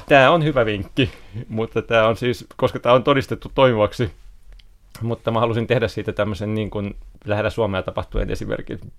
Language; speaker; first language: Finnish; native; Finnish